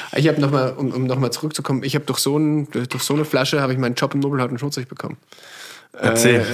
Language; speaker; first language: German; native; German